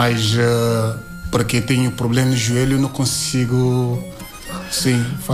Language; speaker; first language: Portuguese; non-native, learner; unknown